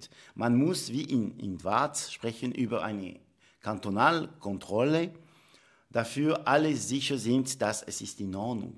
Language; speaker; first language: German; non-native, local second language; French